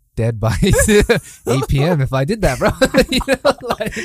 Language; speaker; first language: English; native; English